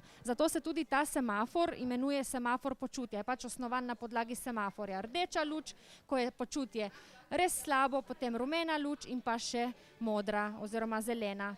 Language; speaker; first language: Slovenian; native; Slovenian